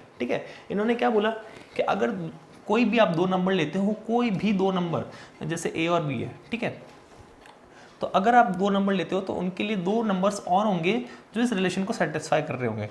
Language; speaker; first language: Hindi; native; Hindi